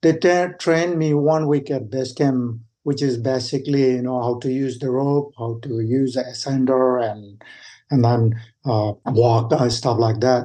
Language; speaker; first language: English; non-native, fluent; Sherpa